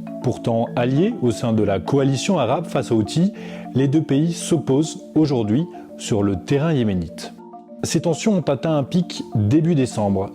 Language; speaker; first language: French; native; French